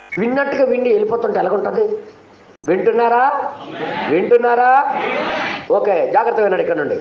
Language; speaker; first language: Telugu; non-native, local second language; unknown